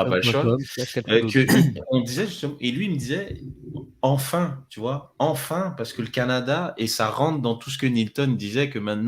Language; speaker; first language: French; native; French